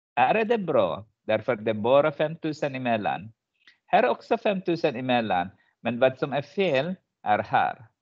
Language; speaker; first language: Swedish; non-native, fluent; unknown